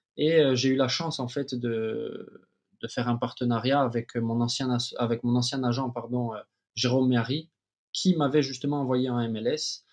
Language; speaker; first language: French; native; French